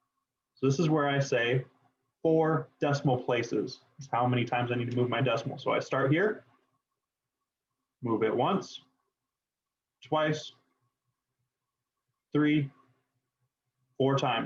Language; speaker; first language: English; native; English